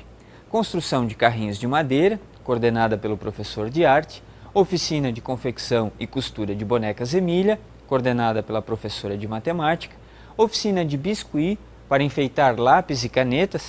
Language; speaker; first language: Portuguese; native; Portuguese